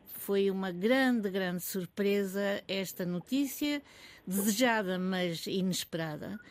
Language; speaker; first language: Portuguese; native; Portuguese